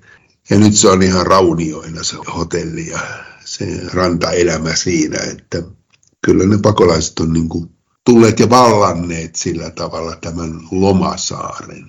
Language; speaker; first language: Finnish; native; Finnish